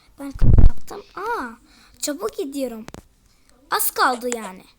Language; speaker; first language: Turkish; early bilingual, heritage; Turkish